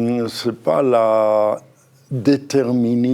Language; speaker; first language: French; non-native, fluent; Hebrew